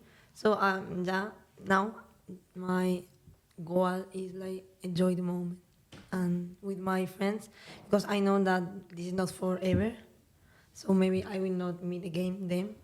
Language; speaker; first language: English; non-native, learner; Spanish